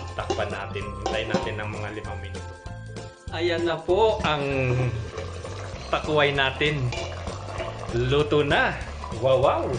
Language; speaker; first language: Filipino; non-native, local second language; Pampanga